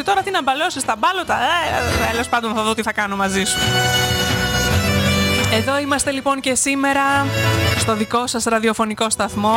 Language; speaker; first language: Greek; native; Greek